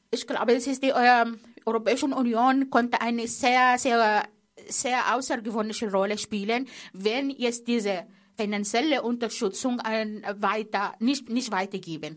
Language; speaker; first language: German; non-native, fluent; Arabic